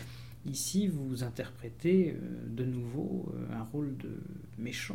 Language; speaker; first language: French; native; French